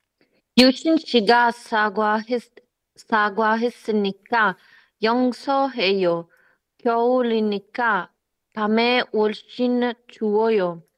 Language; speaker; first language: Korean; non-native, learner; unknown